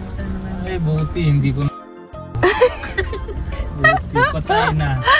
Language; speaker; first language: Filipino; non-native, learner; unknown